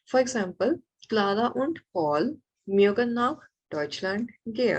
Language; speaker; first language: German; non-native, fluent; Malayalam